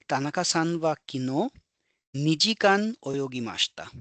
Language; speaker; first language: Japanese; non-native, fluent; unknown